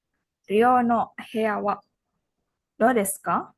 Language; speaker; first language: Japanese; non-native, learner; Indonesian